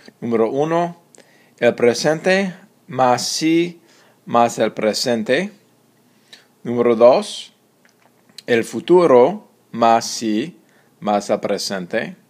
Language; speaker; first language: Spanish; non-native, fluent; English